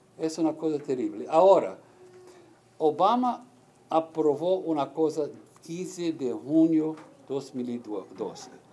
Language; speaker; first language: Spanish; early bilingual, heritage; Portuguese